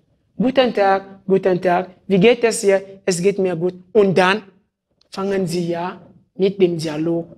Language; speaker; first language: German; non-native, fluent; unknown